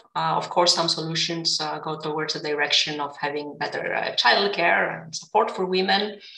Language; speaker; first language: English; non-native, fluent; Greek